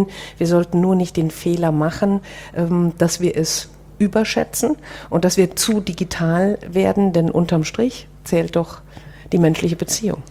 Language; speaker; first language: German; native; German